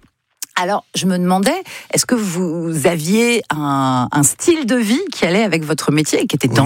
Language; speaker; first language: French; native; French